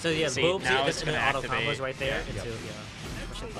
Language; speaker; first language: English; native; English